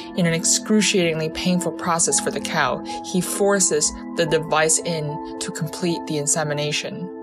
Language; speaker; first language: English; early bilingual, other home language; Chinese